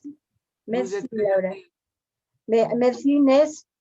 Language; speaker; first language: French; non-native, learner; Spanish